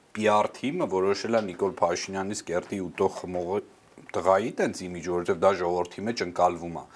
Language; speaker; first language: Armenian; native; Armenian